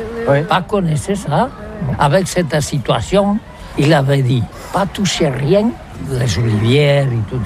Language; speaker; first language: French; non-native, learner; Catalan